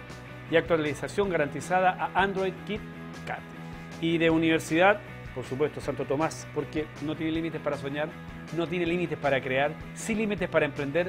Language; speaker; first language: Spanish; native; Spanish